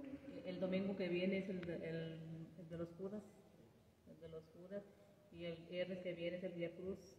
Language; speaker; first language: Spanish; native; Spanish